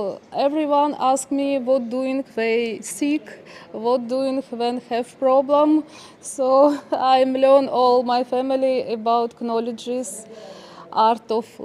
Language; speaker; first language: English; non-native, learner; Ukrainian